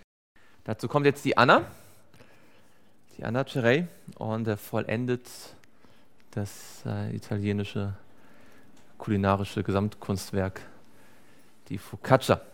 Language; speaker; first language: German; native; German